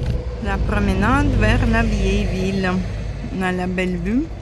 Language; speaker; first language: French; non-native, fluent; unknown